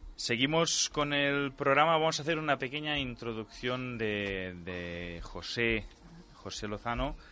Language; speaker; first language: Spanish; non-native, local second language; Catalan